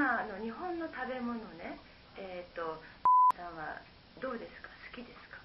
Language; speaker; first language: Japanese; native; Japanese